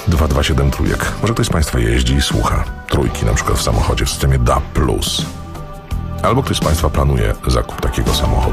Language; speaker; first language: Polish; native; Polish